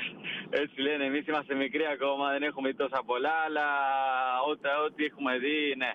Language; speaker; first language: Greek; non-native, fluent; Spanish